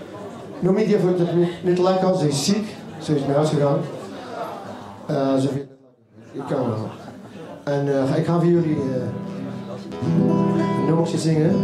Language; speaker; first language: Dutch; non-native, fluent; Riffian